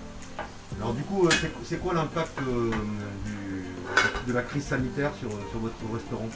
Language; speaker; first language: French; native; French